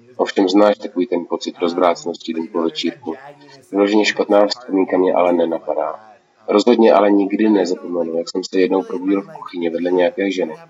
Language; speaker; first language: Czech; non-native, fluent; English